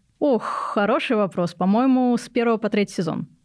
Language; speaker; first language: Russian; native; Russian